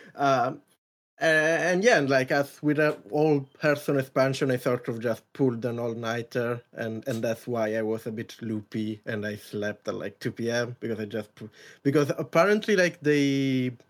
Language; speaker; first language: English; non-native, fluent; Italian